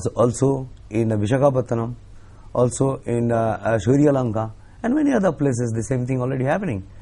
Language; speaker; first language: English; non-native, local second language; Bangla